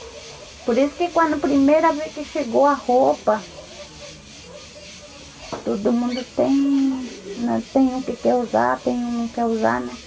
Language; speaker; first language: Portuguese; non-native, local second language; Guarani